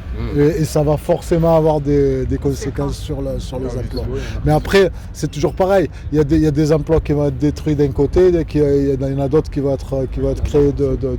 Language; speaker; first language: French; native; French